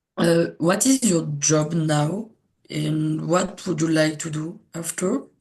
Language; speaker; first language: English; non-native, learner; French